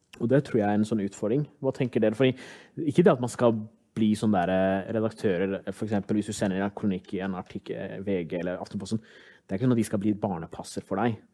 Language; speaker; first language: Norwegian; early bilingual, other home language; Somali